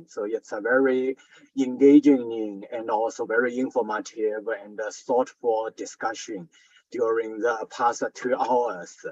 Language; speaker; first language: English; non-native, fluent; Chinese